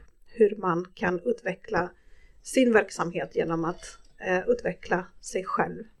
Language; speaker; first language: Swedish; non-native, fluent; Spanish